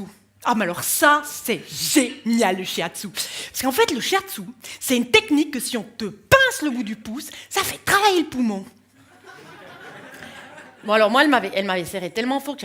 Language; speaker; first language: French; native; French